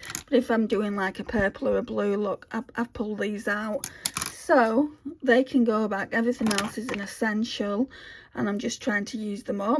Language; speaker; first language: English; native; English